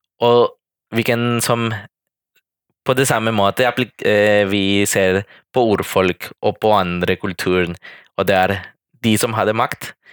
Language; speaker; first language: Norwegian; non-native, fluent; Spanish